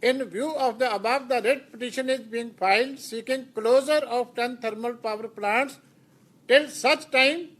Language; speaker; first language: English; non-native, local second language; Punjabi